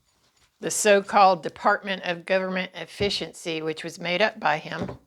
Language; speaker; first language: English; native; English